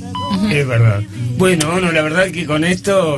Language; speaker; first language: Spanish; native; Spanish